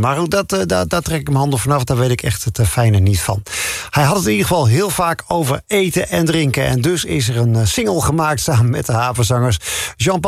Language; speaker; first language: Dutch; native; Dutch